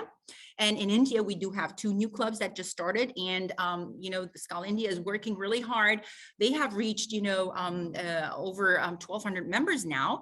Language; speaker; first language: English; non-native, fluent; Turkish